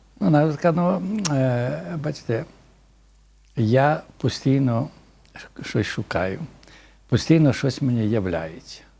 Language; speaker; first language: Ukrainian; native; Ukrainian